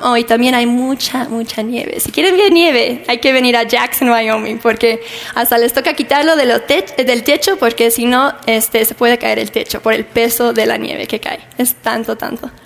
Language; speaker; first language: Spanish; non-native, fluent; English